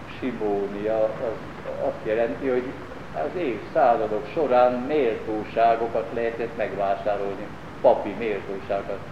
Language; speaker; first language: Hungarian; native; Hungarian